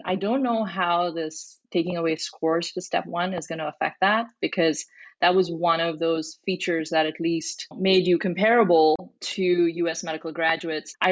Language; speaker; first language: English; non-native, local second language; Hindi